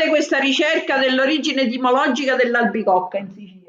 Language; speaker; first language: Italian; native; Italian